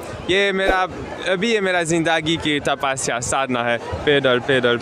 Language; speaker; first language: Hindi; non-native, learner; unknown